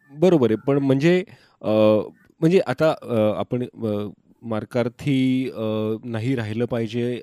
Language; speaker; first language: Marathi; native; Marathi